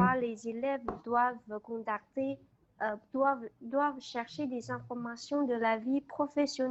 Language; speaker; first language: French; non-native, learner; Chinese